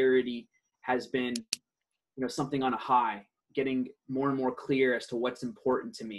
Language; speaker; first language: English; early bilingual, other home language; Aramaic